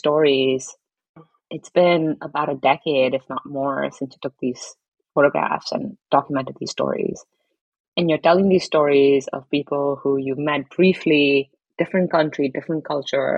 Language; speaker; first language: English; non-native, local second language; Hindi